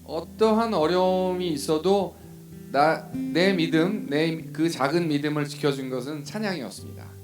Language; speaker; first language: Korean; native; Korean